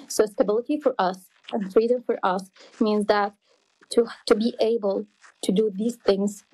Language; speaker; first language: English; non-native, fluent; Arabic